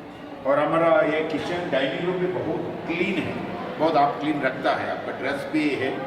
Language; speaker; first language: Hindi; non-native, learner; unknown